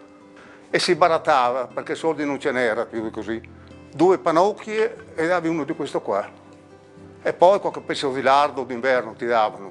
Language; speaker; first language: Italian; native; Italian